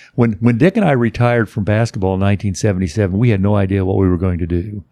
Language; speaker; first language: English; native; English